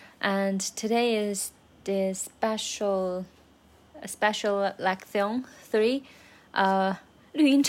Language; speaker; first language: English; non-native, learner; Chinese